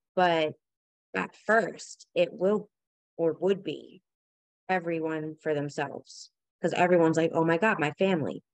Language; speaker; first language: English; native; English